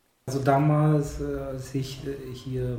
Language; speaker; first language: German; non-native, fluent; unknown